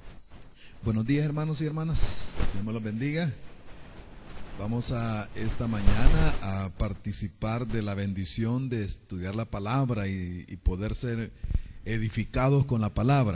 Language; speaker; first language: Spanish; native; Spanish